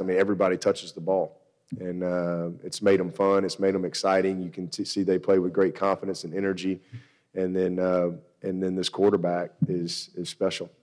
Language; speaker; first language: English; native; English